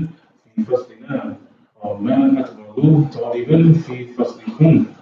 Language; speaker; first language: Arabic; non-native, learner; English